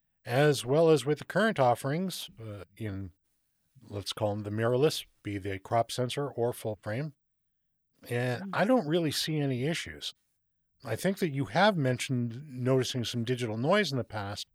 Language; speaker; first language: English; native; English